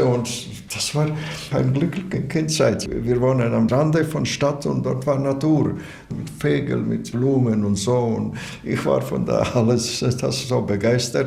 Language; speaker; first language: German; non-native, fluent; Latvian